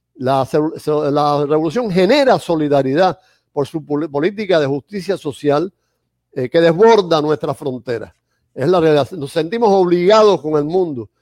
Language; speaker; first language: Spanish; native; Spanish